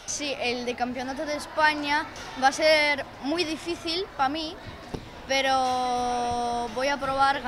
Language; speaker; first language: Spanish; non-native, learner; Ukrainian